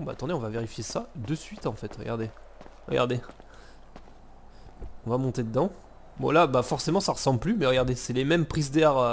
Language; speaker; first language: French; native; French